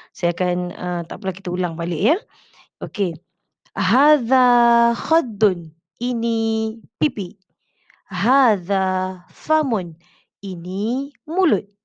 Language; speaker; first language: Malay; native; Malay